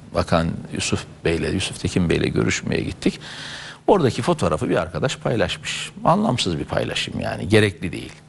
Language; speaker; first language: Turkish; native; Turkish